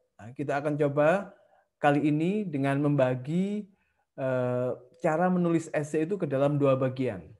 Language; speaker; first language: Indonesian; native; Indonesian